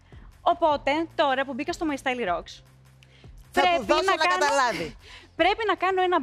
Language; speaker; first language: Greek; native; Greek